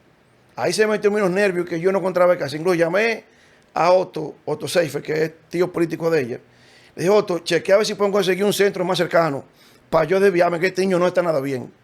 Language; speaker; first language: Spanish; native; Spanish